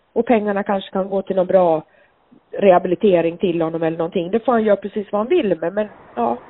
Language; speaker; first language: Swedish; native; Swedish